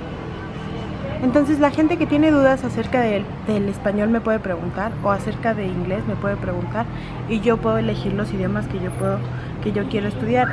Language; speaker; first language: Spanish; native; Spanish